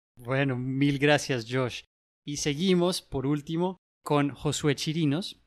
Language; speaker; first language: Spanish; native; Spanish